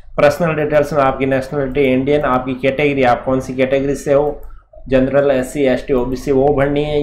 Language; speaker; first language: Hindi; native; Hindi